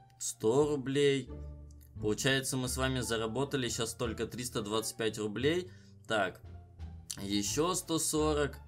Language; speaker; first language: Russian; native; Russian